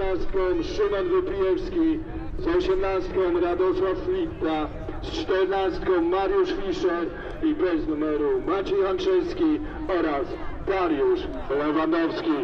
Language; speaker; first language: Polish; native; Polish